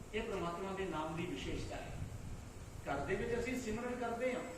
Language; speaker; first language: Hindi; non-native, local second language; Punjabi